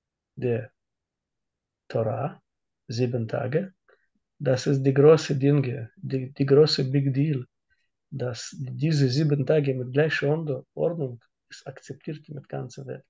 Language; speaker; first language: German; non-native, learner; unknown